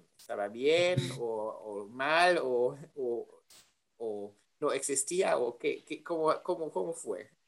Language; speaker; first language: Spanish; non-native, learner; German